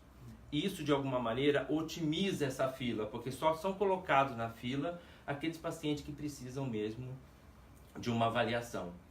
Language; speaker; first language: Portuguese; native; Portuguese